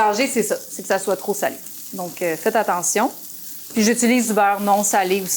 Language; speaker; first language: French; native; French